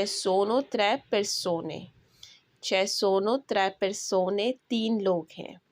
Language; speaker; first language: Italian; non-native, learner; Urdu